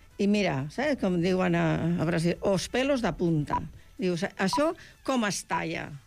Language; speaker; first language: Catalan; native; Catalan